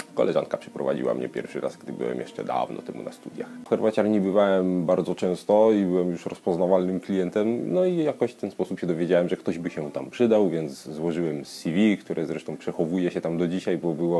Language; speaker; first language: Polish; native; Polish